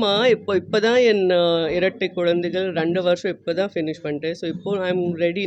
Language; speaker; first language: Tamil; non-native, fluent; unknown